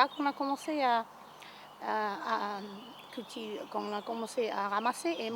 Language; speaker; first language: French; non-native, learner; Hmong